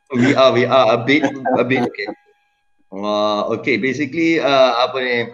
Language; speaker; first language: English; non-native, local second language; Malay